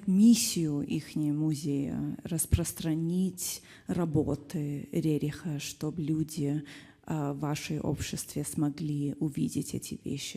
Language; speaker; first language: Russian; non-native, fluent; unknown